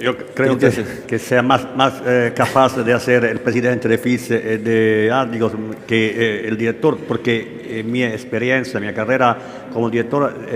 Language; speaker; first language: Spanish; non-native, learner; Italian